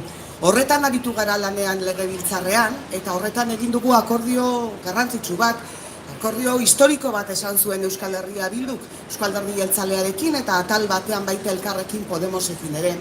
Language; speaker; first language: Basque; native; Basque